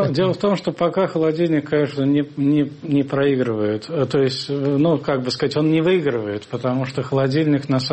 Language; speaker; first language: Russian; native; Russian